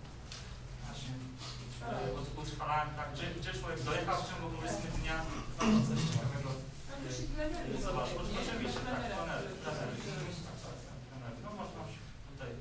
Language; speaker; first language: Polish; native; Polish